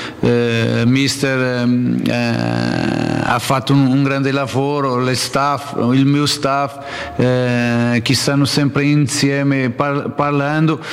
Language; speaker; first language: Italian; non-native, learner; Portuguese